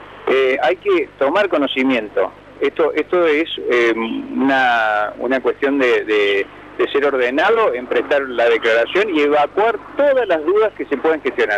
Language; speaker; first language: Spanish; native; Spanish